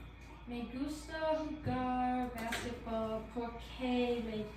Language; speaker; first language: Spanish; non-native, learner; English